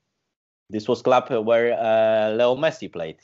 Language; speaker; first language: English; non-native, learner; Polish